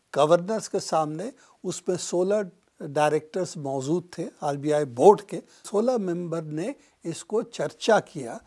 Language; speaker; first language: Hindi; non-native, local second language; Bangla